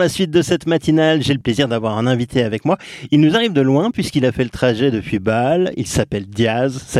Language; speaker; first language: French; native; French